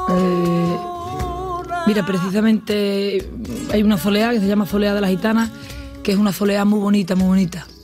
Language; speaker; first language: Spanish; native; Spanish